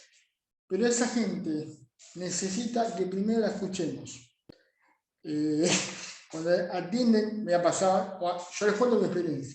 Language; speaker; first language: Spanish; native; Spanish